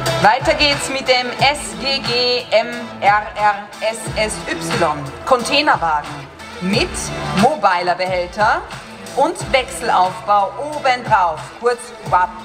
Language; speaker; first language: German; native; German